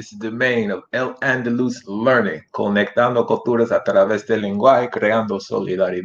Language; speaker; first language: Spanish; non-native, fluent; English